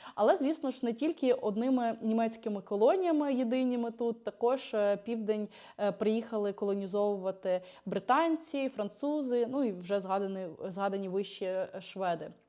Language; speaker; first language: Ukrainian; native; Ukrainian